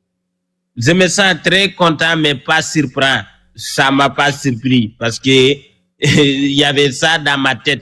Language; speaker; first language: French; non-native, local second language; Wolof